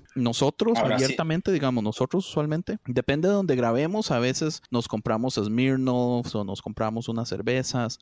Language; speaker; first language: Spanish; native; Spanish